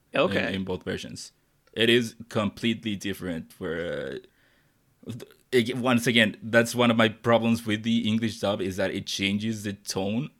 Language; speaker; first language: English; non-native, fluent; Spanish